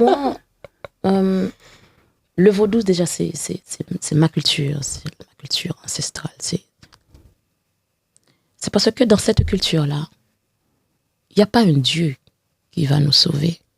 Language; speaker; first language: French; non-native, local second language; Haitian Creole